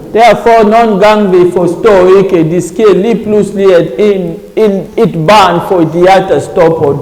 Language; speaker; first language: Danish; non-native, fluent; French